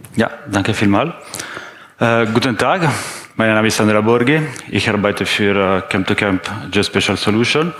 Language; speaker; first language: German; non-native, fluent; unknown